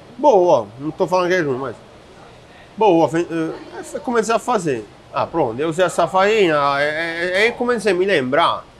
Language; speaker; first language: Portuguese; non-native, fluent; Italian